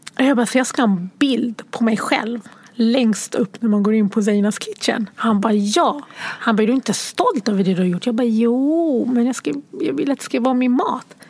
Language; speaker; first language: Swedish; early bilingual, other home language; Arabic